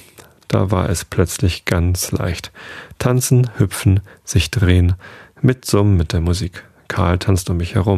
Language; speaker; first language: German; native; German